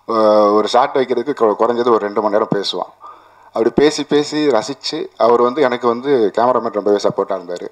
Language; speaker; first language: Tamil; native; Tamil